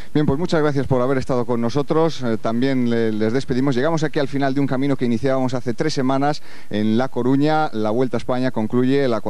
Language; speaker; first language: Spanish; native; Spanish